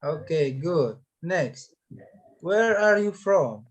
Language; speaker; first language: English; non-native, learner; Indonesian